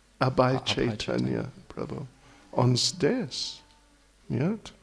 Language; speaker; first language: Russian; non-native, learner; English